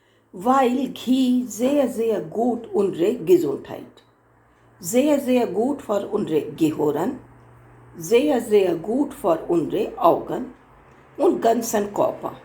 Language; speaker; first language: German; non-native, learner; Hindi